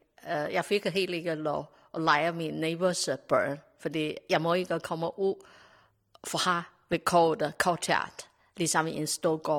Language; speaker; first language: Danish; non-native, learner; Chinese